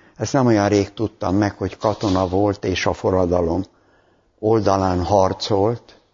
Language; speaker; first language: Hungarian; native; Hungarian